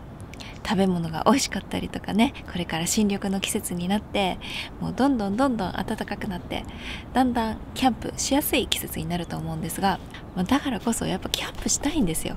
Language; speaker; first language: Japanese; native; Japanese